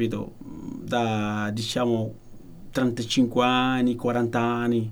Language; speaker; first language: Italian; non-native, learner; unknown